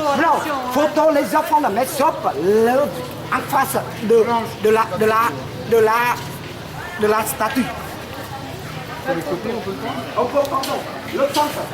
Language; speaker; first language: French; non-native, fluent; Vietnamese